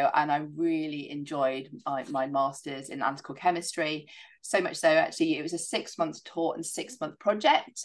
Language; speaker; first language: English; native; English